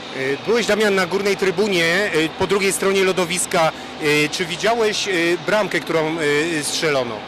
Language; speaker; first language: Polish; native; Polish